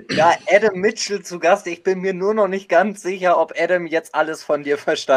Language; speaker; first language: German; native; German